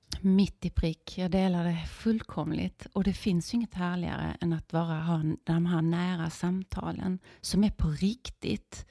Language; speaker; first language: Swedish; native; Swedish